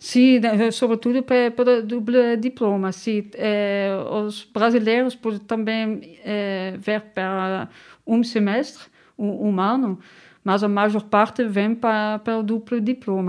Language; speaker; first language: Portuguese; non-native, learner; Dutch